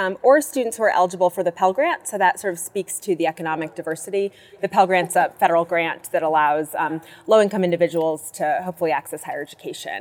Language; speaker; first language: English; native; English